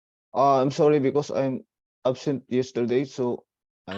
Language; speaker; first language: English; non-native, learner; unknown